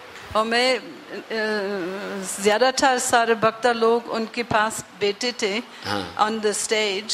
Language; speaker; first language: Hindi; non-native, learner; English